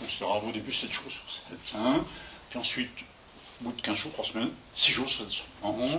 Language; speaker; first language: French; native; French